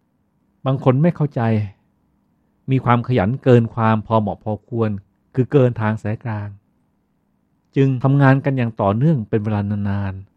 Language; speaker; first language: Thai; native; Thai